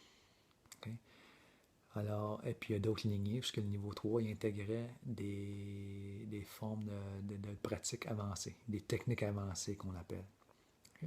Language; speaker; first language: French; native; French